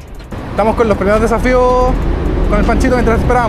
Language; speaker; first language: Spanish; native; Spanish